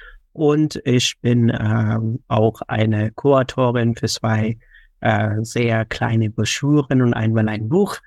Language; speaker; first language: German; non-native, fluent; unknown